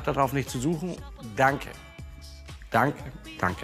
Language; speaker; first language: German; native; German